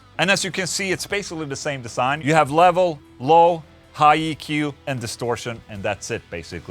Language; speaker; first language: English; non-native, fluent; Swedish